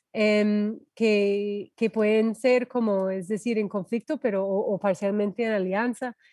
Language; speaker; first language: Spanish; non-native, fluent; English